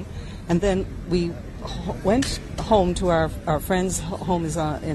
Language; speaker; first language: English; native; English